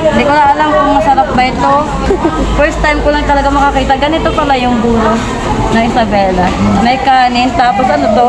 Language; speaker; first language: Filipino; non-native, local second language; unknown